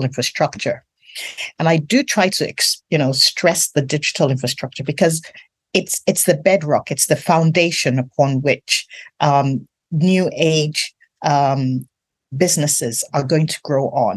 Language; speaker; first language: English; non-native, local second language; Yoruba